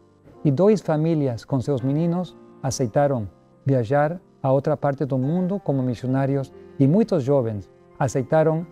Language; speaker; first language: Portuguese; non-native, learner; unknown